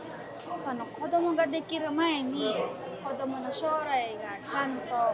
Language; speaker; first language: Japanese; non-native, fluent; Filipino